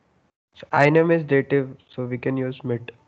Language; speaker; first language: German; non-native, learner; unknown